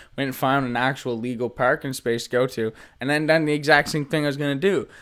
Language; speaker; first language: English; native; English